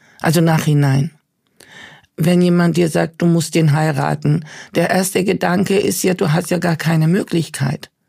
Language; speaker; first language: German; early bilingual, other home language; Turkish